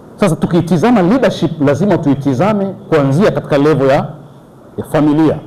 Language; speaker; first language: Swahili; native; Swahili